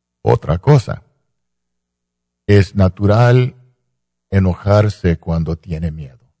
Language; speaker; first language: Spanish; non-native, fluent; English